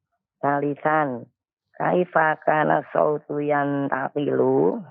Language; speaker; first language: Arabic; non-native, learner; Indonesian